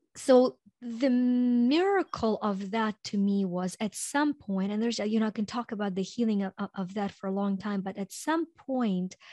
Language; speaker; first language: English; non-native, fluent; Ukrainian